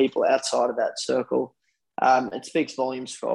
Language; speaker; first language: English; early bilingual, other home language; Afrikaans